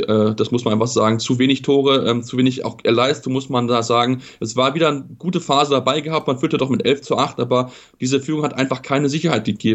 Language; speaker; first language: German; native; German